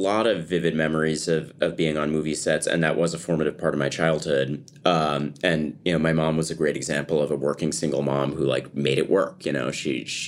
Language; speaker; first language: English; native; English